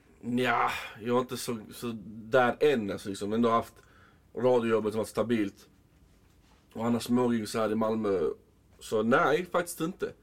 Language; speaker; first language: Swedish; early bilingual, other home language; Arabic